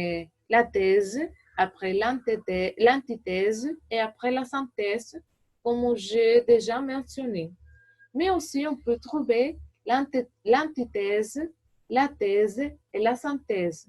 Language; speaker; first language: French; non-native, learner; Portuguese